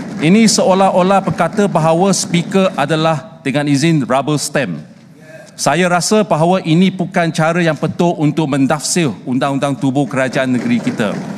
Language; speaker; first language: Malay; non-native, local second language; Chinese